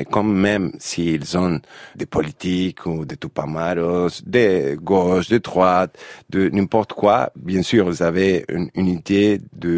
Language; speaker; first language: French; non-native, fluent; Spanish